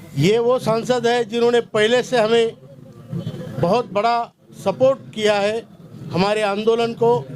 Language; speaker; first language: Hindi; non-native, local second language; Marathi